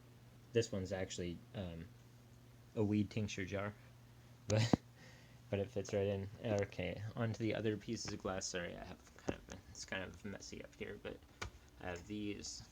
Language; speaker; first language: English; native; English